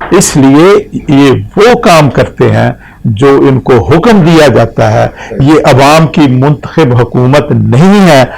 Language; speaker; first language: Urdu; non-native, local second language; Punjabi